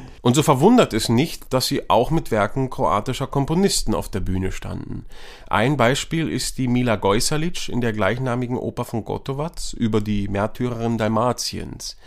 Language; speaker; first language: German; native; German